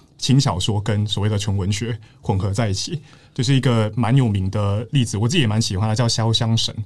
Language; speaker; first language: Chinese; native; Chinese